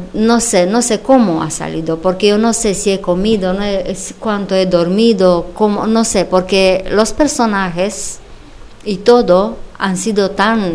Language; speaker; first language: Spanish; non-native, fluent; Romanian